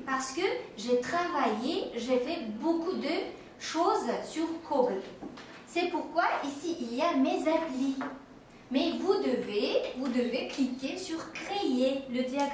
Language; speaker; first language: French; non-native, fluent; Uzbek